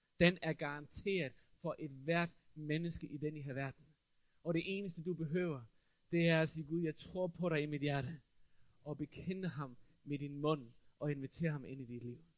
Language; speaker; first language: Danish; native; Danish